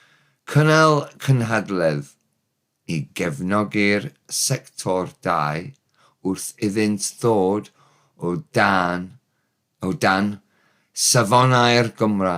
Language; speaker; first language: Welsh; non-native, learner; English